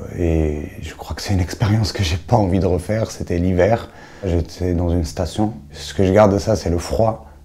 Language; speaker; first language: French; non-native, local second language; Arabic